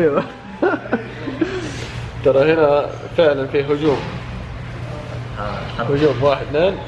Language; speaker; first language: Arabic; native; Arabic